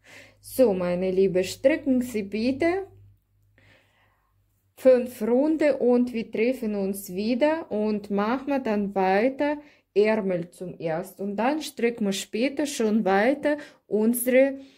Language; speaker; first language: German; non-native, learner; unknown